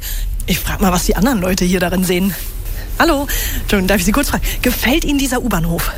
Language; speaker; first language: German; native; German